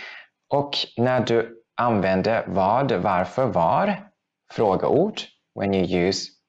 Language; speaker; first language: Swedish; non-native, fluent; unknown